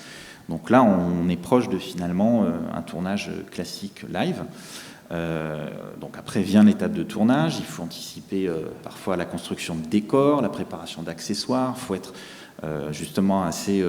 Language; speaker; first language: French; native; French